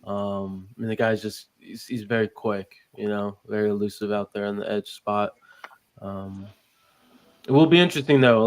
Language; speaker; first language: English; native; English